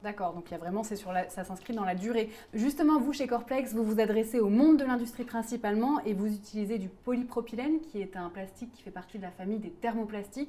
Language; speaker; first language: French; native; French